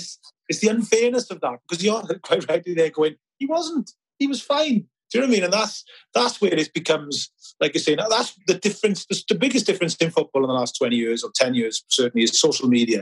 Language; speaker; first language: English; native; English